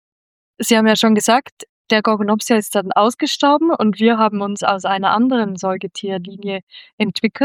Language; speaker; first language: German; native; German